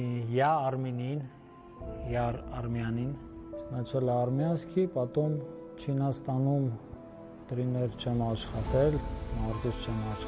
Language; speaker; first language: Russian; non-native, fluent; Armenian